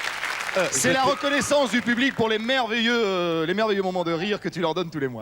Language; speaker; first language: French; native; French